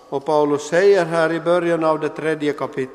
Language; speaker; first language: Swedish; non-native, local second language; Finnish